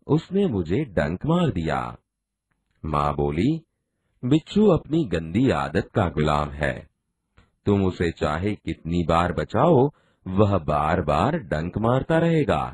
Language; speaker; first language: Hindi; non-native, local second language; Gujarati